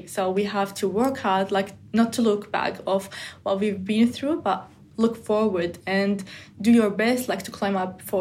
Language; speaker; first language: English; non-native, fluent; Arabic